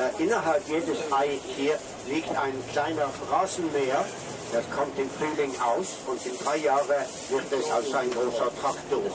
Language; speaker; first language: German; non-native, fluent; Norwegian